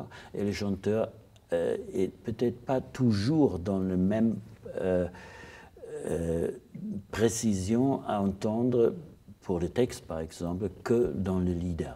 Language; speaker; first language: French; non-native, fluent; German